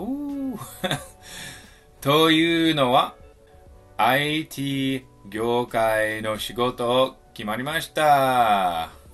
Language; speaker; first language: Japanese; non-native, learner; English